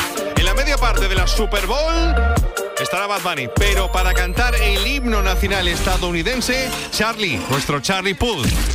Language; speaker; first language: Spanish; native; Spanish